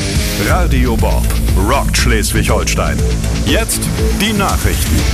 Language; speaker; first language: German; native; German